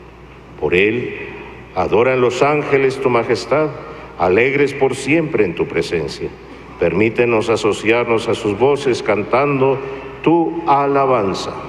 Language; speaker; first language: Spanish; native; Spanish